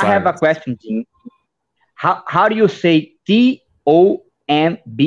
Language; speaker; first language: English; non-native, fluent; Portuguese